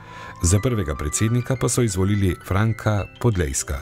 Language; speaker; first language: Slovenian; native; Slovenian